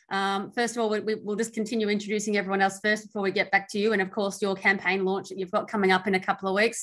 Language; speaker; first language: English; native; English